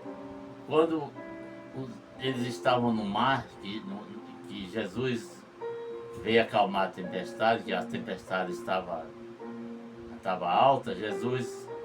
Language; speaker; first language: Portuguese; native; Portuguese